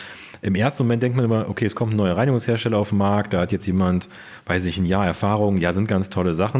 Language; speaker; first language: German; native; German